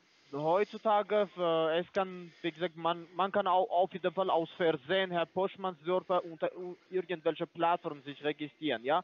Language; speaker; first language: German; non-native, fluent; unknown